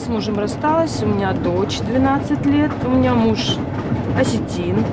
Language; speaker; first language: Russian; native; Russian